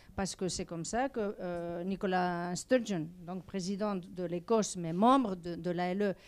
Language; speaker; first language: French; non-native, fluent; Spanish